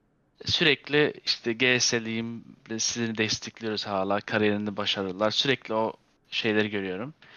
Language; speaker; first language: Turkish; early bilingual, heritage; Turkish